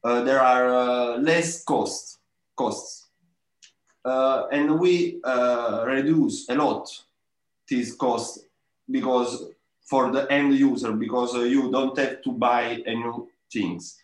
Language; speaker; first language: English; non-native, learner; Italian